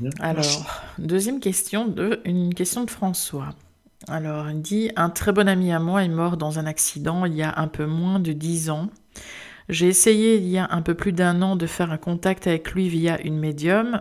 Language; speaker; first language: French; native; French